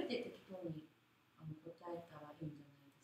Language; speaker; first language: Japanese; non-native, fluent; Korean